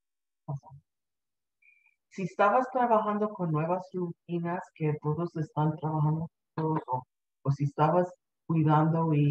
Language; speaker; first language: Spanish; early bilingual, heritage; Spanish